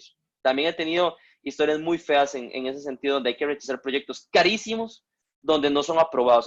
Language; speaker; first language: Spanish; native; Spanish